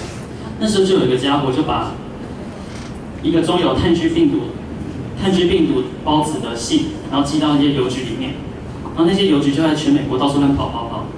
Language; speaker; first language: Chinese; native; Chinese